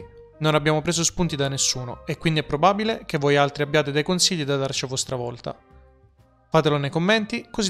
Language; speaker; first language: Italian; native; Italian